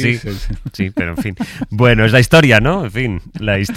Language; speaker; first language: Spanish; native; Spanish